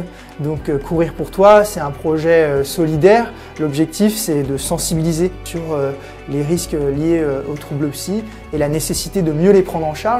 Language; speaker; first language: French; native; French